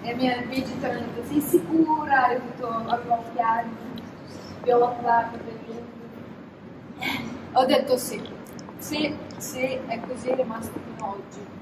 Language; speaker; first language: Italian; non-native, fluent; Polish